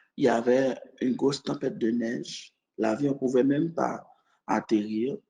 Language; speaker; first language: French; non-native, local second language; Haitian Creole